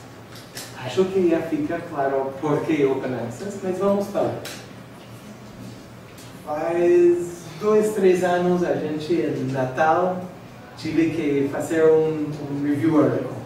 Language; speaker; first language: Portuguese; non-native, fluent; English